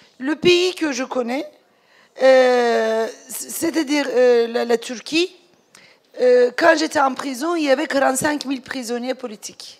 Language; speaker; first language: French; non-native, fluent; Turkish